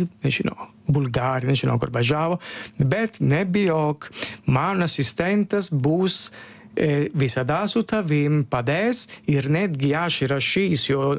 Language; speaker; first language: Lithuanian; non-native, learner; Italian